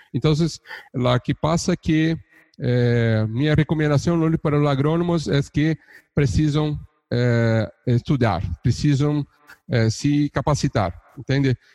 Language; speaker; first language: Portuguese; native; Portuguese